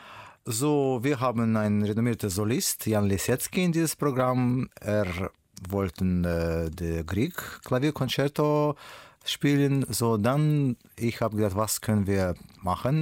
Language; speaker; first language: German; non-native, learner; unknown